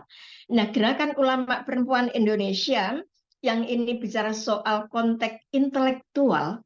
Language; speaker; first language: Indonesian; native; Indonesian